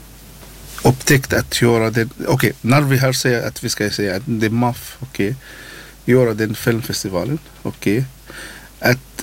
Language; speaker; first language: Swedish; non-native, learner; Arabic